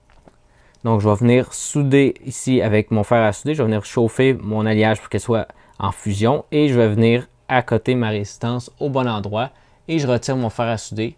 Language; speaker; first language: French; native; French